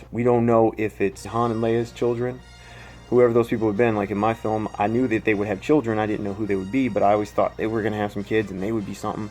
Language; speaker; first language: English; native; English